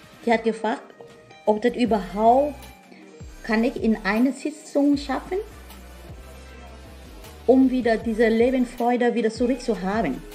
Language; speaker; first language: German; non-native, learner; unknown